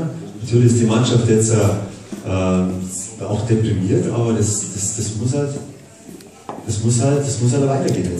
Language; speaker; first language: German; native; German